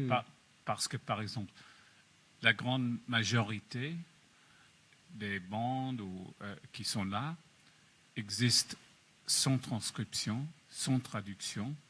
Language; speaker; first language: French; non-native, fluent; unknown